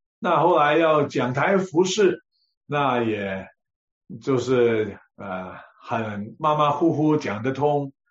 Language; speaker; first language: Chinese; non-native, local second language; Cantonese